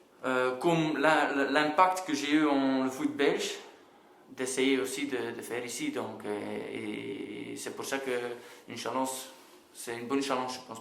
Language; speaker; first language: French; non-native, local second language; Dutch